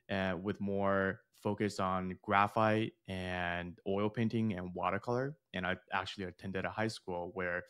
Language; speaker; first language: English; early bilingual, other home language; Chinese